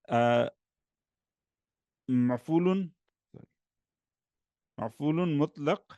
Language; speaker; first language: Arabic; non-native, fluent; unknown